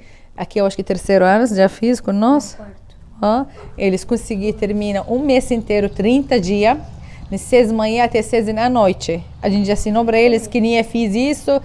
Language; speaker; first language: Portuguese; non-native, learner; Arabic